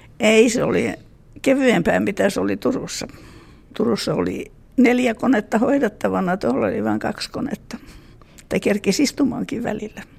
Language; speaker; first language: Finnish; native; Finnish